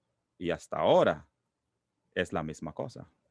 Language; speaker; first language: Spanish; non-native, local second language; English